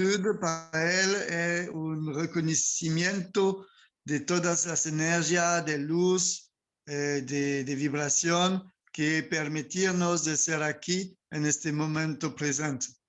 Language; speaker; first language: Spanish; non-native, learner; French